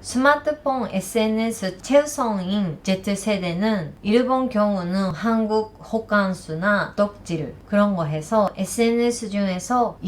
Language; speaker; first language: Korean; non-native, learner; Japanese